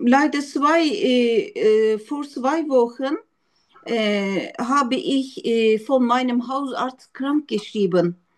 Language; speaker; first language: German; non-native, learner; Turkish